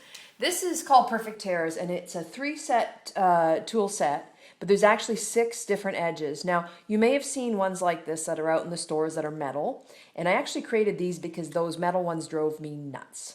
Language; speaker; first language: English; native; English